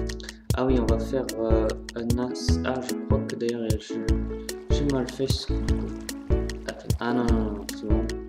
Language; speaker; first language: French; native; French